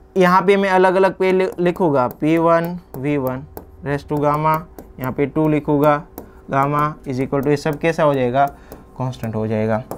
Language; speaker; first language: Hindi; non-native, local second language; Gujarati